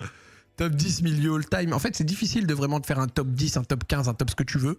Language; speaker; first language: French; native; French